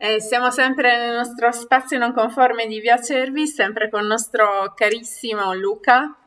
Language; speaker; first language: Italian; native; Italian